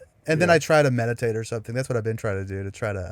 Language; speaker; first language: English; native; English